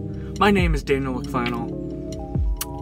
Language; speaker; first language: English; native; English